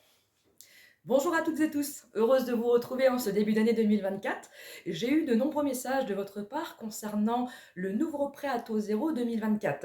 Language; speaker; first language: French; native; French